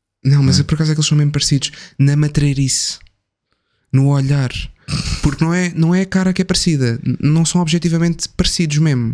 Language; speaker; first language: Portuguese; native; Portuguese